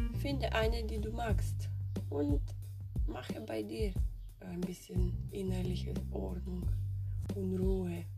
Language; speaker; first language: German; non-native, fluent; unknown